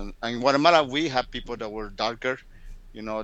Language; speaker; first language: English; early bilingual, other home language; Spanish